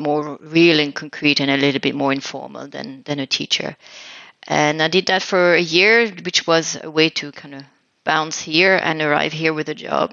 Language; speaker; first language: English; non-native, fluent; French